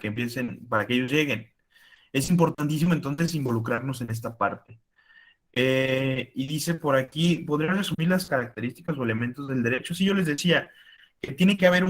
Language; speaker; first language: Spanish; native; Spanish